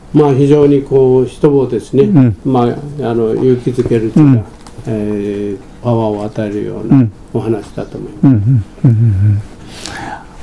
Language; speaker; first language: Japanese; native; Japanese